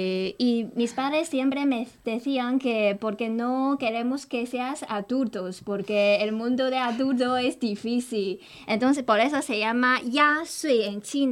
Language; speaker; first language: Spanish; non-native, fluent; Chinese